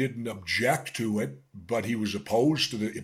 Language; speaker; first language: English; native; English